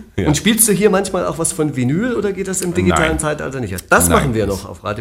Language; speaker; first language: German; native; German